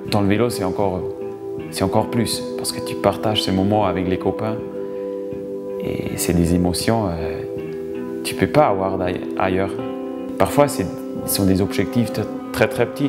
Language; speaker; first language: French; non-native, local second language; German